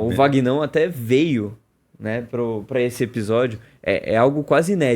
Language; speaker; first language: Portuguese; native; Portuguese